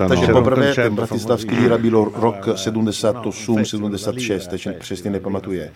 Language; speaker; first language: Czech; non-native, learner; Italian